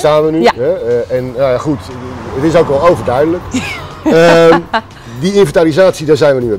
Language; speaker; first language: Dutch; native; Dutch